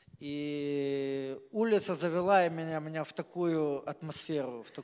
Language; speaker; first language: Polish; non-native, learner; Russian